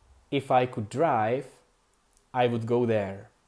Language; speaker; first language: English; non-native, fluent; Czech